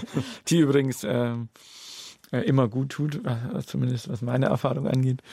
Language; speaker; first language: German; native; German